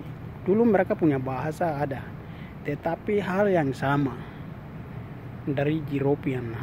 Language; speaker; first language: Indonesian; non-native, local second language; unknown